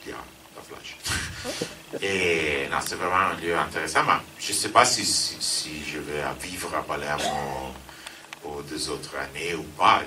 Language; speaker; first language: French; non-native, fluent; Italian